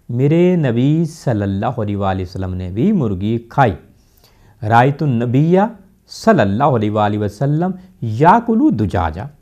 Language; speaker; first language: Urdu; non-native, local second language; Punjabi